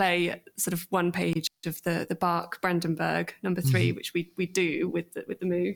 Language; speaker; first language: English; native; English